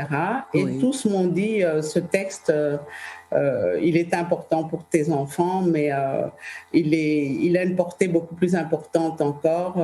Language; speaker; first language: French; early bilingual, other home language; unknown